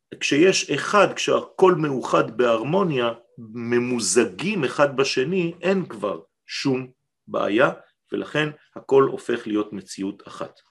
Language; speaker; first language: Hebrew; non-native, fluent; French